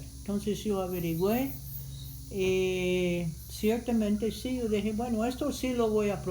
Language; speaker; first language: Spanish; non-native, fluent; English